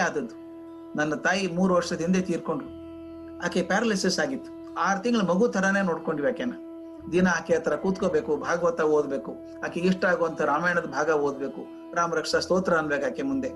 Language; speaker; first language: Kannada; non-native, local second language; Marathi